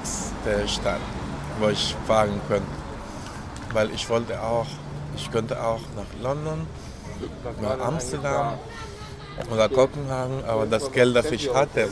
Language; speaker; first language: German; non-native, fluent; Spanish